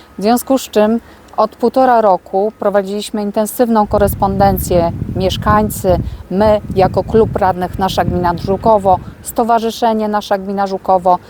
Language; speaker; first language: Polish; native; Polish